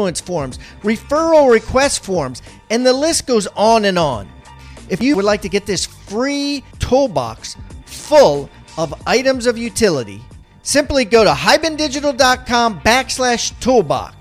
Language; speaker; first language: English; native; English